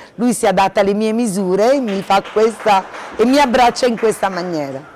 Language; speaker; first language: Italian; native; Italian